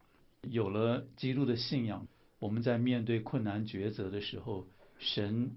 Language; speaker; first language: Chinese; native; Chinese